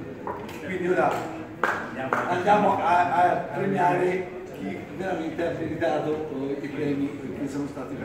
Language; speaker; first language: Italian; native; Italian